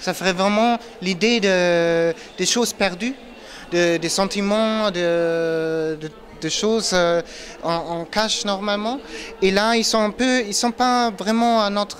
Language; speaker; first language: French; non-native, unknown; German